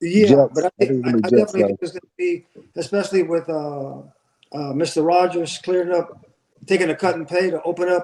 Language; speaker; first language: English; native; English